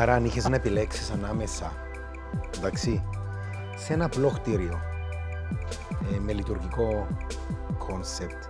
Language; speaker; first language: Greek; native; Greek